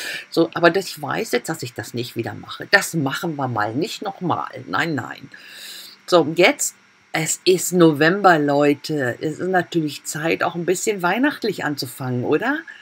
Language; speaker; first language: German; native; German